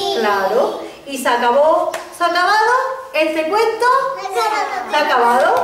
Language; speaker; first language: Spanish; native; Spanish